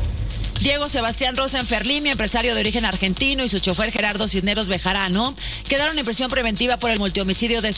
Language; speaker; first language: Spanish; native; Spanish